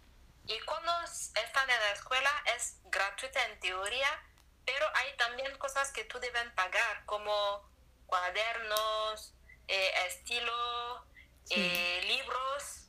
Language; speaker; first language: Spanish; non-native, learner; French